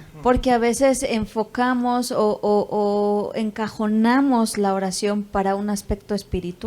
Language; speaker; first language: Spanish; native; Spanish